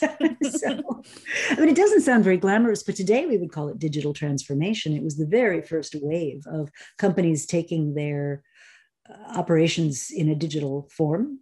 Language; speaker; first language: English; native; English